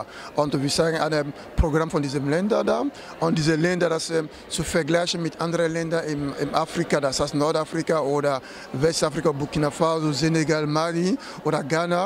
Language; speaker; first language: German; non-native, fluent; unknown